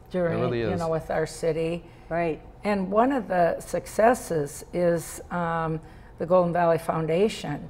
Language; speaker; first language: English; native; English